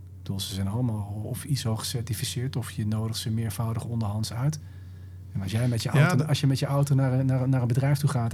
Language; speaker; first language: Dutch; native; Dutch